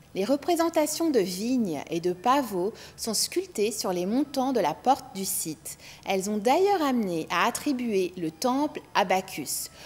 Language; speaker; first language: French; non-native, local second language; Arabic